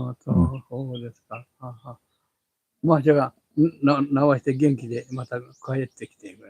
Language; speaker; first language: Japanese; native; Japanese